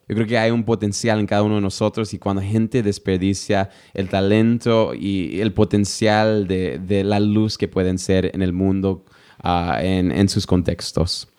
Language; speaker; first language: Spanish; early bilingual, heritage; Spanish